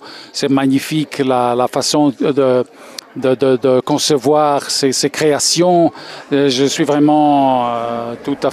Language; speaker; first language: French; non-native, fluent; Italian